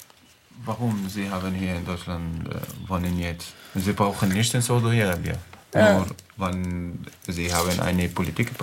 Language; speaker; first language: German; non-native, learner; Arabic